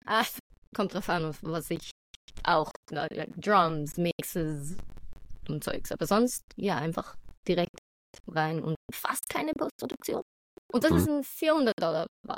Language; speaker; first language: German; non-native, fluent; English